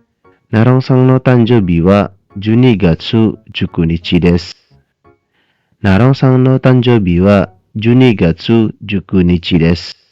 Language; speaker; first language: Japanese; non-native, fluent; Indonesian